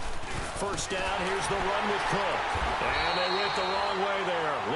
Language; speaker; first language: English; native; English